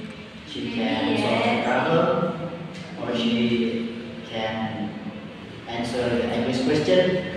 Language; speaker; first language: English; non-native, learner; Indonesian